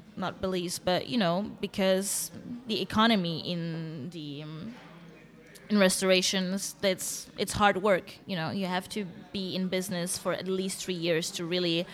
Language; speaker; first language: English; non-native, fluent; Dutch